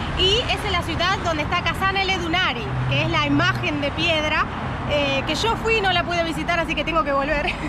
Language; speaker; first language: Spanish; native; Spanish